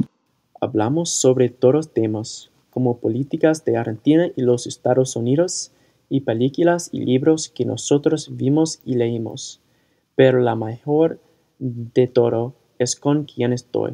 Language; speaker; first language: Spanish; early bilingual, heritage; Spanish